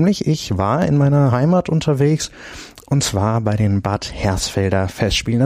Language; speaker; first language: German; native; German